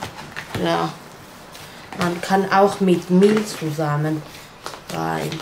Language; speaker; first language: German; non-native, learner; Turkish